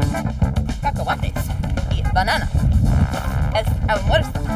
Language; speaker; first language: Spanish; non-native, learner; English